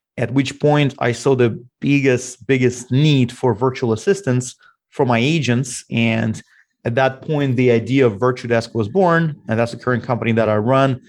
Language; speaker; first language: English; non-native, fluent; Russian